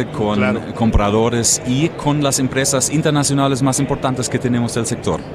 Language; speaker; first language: Spanish; non-native, fluent; German